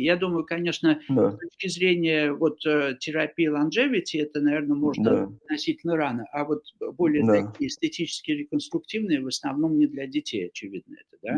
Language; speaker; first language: Russian; non-native, fluent; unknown